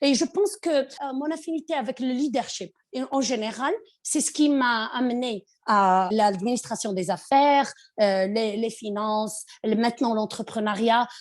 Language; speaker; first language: French; non-native, local second language; Arabic